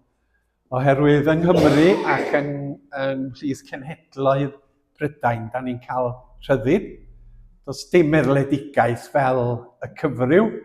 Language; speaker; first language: Welsh; native; Welsh